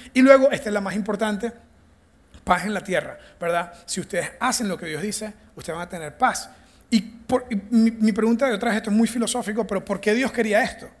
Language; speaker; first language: Spanish; native; Spanish